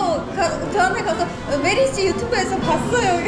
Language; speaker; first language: Korean; non-native, fluent; Armenian